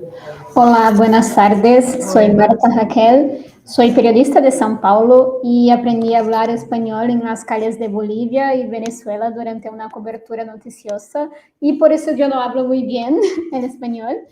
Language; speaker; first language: Spanish; non-native, fluent; Portuguese